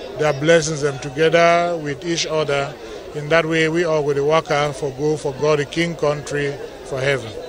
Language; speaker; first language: Nigerian Pidgin; native; Nigerian Pidgin